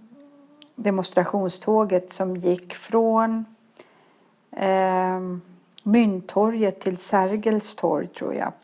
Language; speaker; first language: Swedish; early bilingual, other home language; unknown